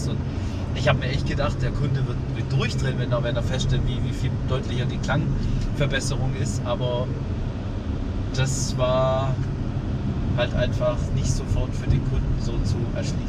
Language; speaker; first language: German; native; German